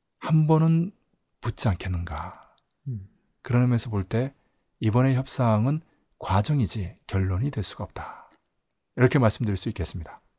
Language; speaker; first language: Korean; native; Korean